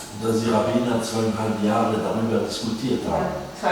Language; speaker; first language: German; non-native, learner; French